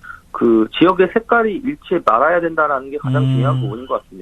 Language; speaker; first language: Korean; native; Korean